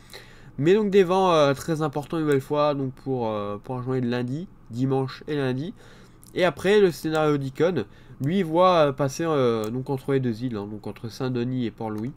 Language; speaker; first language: French; native; French